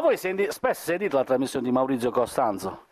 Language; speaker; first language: Italian; native; Italian